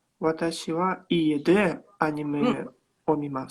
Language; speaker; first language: Japanese; non-native, learner; Russian